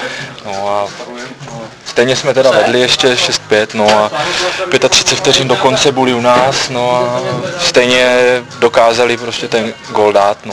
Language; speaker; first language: Czech; native; Czech